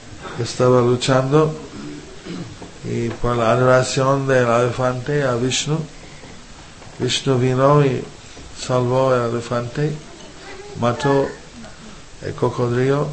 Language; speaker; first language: Spanish; non-native, fluent; English